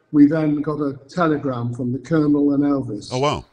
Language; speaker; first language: English; native; English